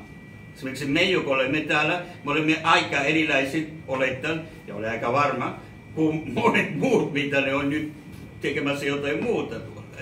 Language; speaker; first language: Finnish; non-native, fluent; Spanish